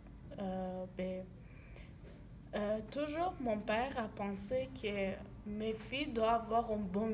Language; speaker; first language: French; non-native, learner; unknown